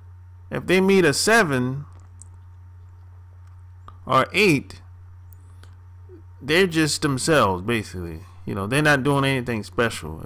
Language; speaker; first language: English; native; English